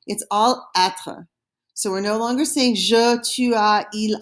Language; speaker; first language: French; non-native, fluent; English